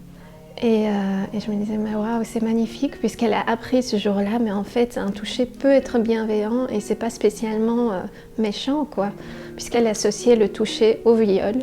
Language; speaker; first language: French; native; French